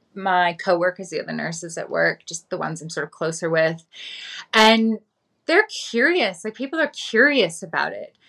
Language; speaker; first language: English; native; English